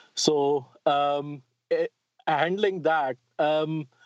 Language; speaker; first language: English; non-native, local second language; Hindi